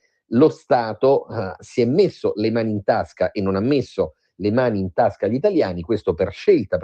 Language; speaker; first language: Italian; native; Italian